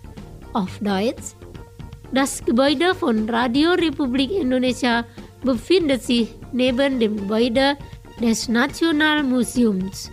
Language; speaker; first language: German; non-native, fluent; Indonesian